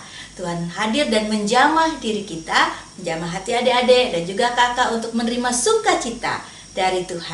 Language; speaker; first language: Indonesian; native; Indonesian